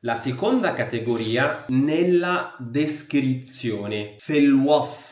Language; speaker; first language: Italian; non-native, fluent; Arabic